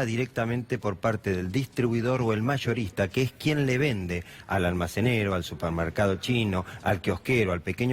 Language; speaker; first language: Spanish; native; Spanish